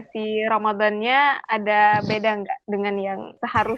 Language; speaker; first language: Indonesian; native; Indonesian